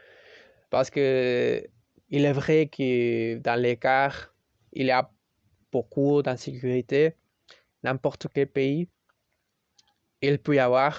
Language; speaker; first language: French; non-native, learner; Spanish